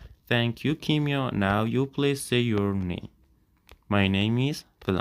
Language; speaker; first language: English; non-native, fluent; Persian